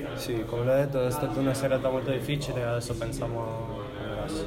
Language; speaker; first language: Italian; non-native, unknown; Spanish